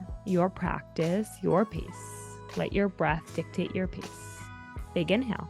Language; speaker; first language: English; native; English